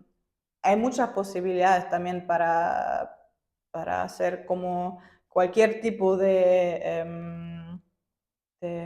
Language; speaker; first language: Spanish; non-native, fluent; German